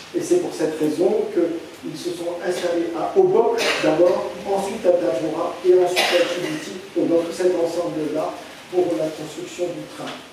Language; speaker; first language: French; native; French